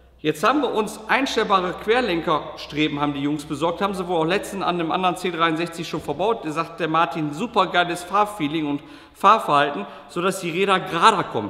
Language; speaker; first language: German; native; German